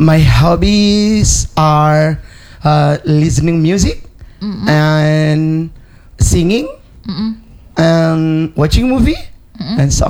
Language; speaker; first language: English; non-native, learner; Indonesian